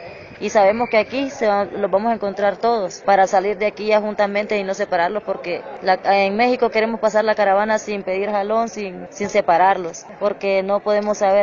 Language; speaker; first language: Spanish; native; Spanish